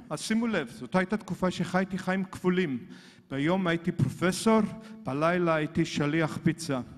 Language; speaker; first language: Hebrew; native; Hebrew